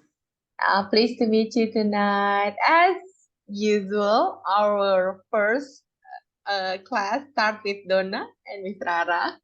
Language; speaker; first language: English; non-native, fluent; Indonesian